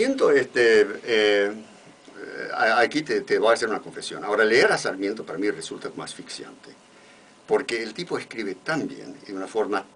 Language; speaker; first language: Spanish; non-native, fluent; English